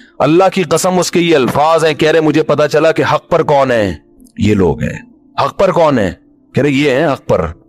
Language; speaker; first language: Urdu; native; Urdu